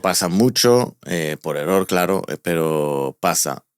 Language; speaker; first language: Spanish; non-native, fluent; Hebrew